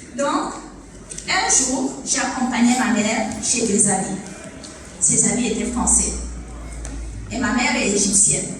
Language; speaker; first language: French; non-native, local second language; Fula